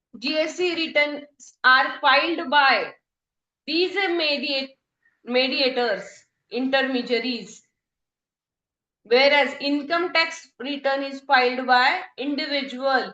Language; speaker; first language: English; non-native, local second language; Hindi